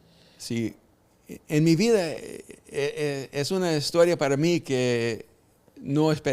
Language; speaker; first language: Spanish; early bilingual, heritage; Spanish